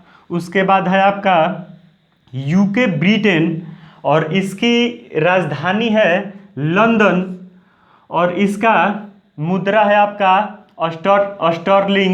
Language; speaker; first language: Hindi; native; Hindi